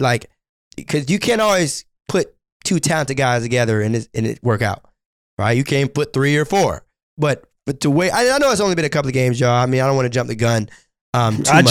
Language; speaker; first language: English; native; English